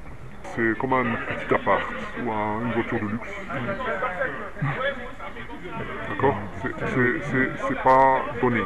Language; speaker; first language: French; non-native, fluent; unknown